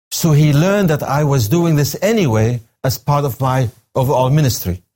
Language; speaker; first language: English; non-native, fluent; Arabic